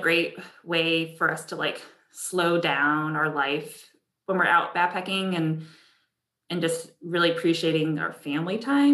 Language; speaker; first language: English; native; English